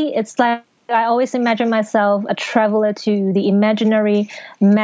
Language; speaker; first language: English; non-native, local second language; Cantonese